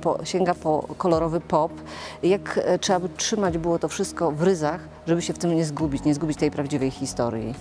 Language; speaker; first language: Polish; native; Polish